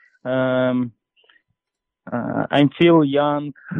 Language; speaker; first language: English; non-native, learner; Ukrainian